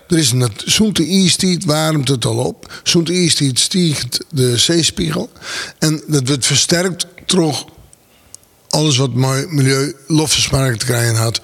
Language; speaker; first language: Dutch; non-native, local second language; Western Frisian